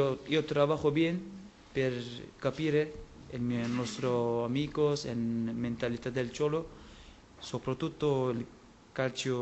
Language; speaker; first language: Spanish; non-native, learner; Turkish